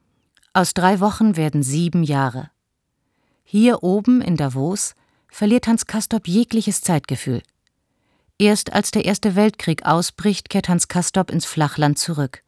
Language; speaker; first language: German; native; German